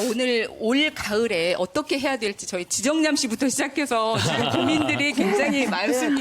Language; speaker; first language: Korean; native; Korean